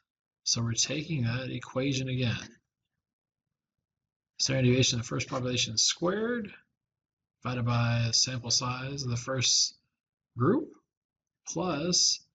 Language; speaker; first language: English; native; English